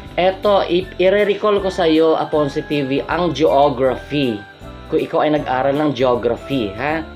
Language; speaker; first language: Filipino; non-native, local second language; Hiligaynon